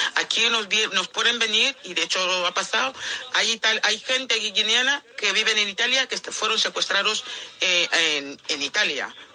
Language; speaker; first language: Spanish; non-native, local second language; Fang